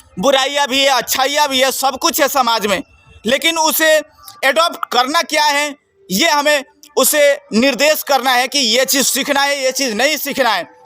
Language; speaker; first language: Hindi; native; Hindi